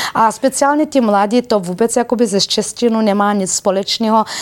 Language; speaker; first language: Czech; non-native, fluent; Bulgarian